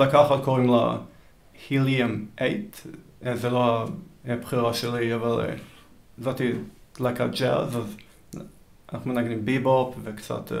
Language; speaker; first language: Hebrew; early bilingual, heritage; Hebrew